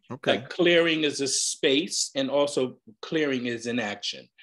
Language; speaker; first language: English; native; English